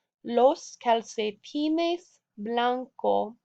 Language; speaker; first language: Spanish; non-native, fluent; English